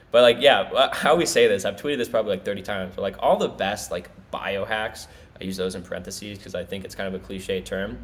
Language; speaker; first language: English; native; English